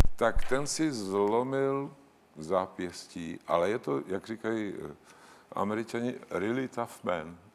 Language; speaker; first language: Czech; native; Czech